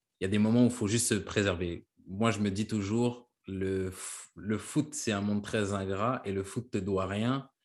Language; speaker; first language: French; native; French